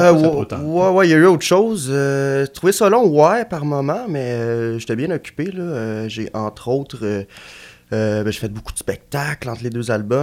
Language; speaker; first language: French; native; French